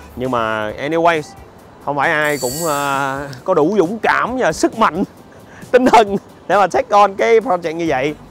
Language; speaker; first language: Vietnamese; early bilingual, heritage; Vietnamese